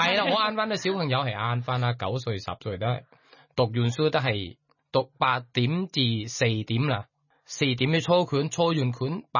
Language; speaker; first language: Cantonese; non-native, fluent; Thai